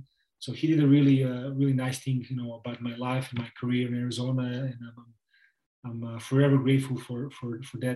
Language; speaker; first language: English; non-native, fluent; Serbian